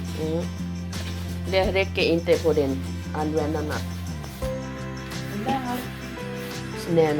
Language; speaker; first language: Swedish; non-native, learner; Thai